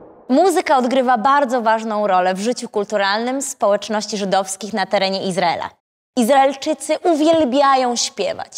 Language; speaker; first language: Polish; native; Polish